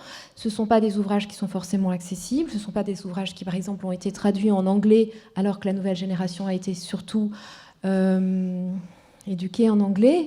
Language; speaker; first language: French; non-native, local second language; Kinyarwanda